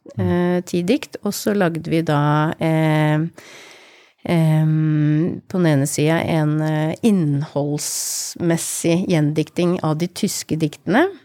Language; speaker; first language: Norwegian; native; Norwegian